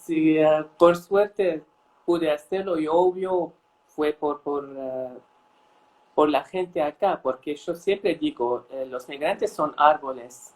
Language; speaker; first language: Spanish; non-native, fluent; Arabic